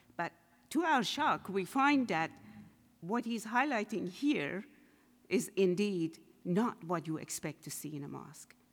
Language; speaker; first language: English; non-native, fluent; Persian